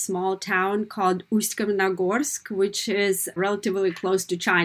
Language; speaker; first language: English; non-native, fluent; Kazakh